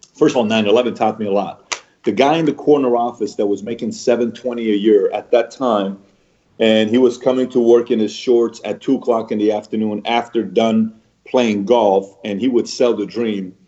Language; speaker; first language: English; early bilingual, other home language; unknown